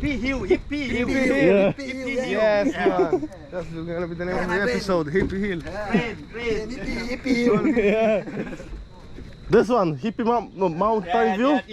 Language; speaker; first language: English; non-native, learner; Polish